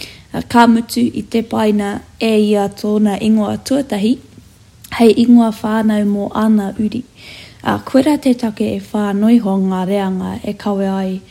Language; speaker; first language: Māori; non-native, local second language; English